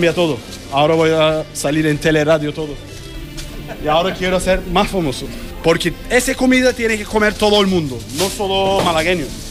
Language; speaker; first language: Spanish; non-native, learner; Turkish